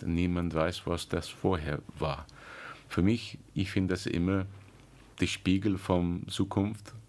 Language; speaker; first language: German; non-native, learner; English